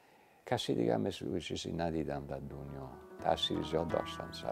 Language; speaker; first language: Persian; non-native, fluent; English